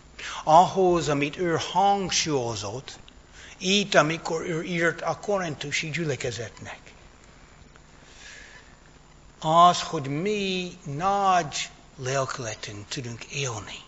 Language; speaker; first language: Hungarian; non-native, fluent; English